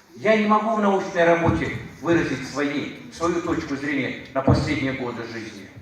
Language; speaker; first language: Russian; non-native, local second language; Uyghur